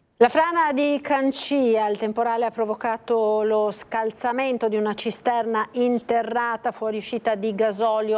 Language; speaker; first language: Italian; native; Italian